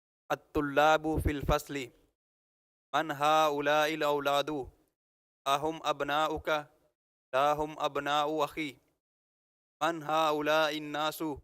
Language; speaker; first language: Arabic; non-native, learner; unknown